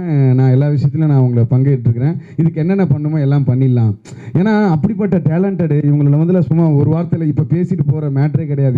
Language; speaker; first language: Tamil; native; Tamil